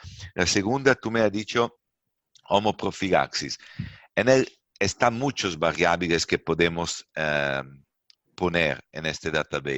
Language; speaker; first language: Spanish; non-native, fluent; Italian